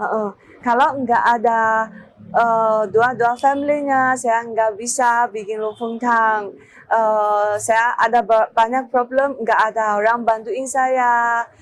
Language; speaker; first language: Indonesian; non-native, learner; Chinese